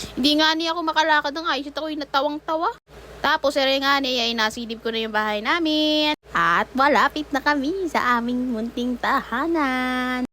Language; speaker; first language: Filipino; native; Filipino